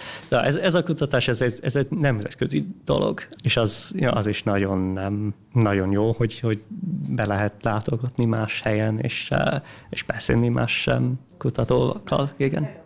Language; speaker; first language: Hungarian; early bilingual, heritage; English